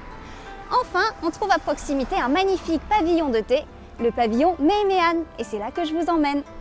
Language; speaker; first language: French; native; French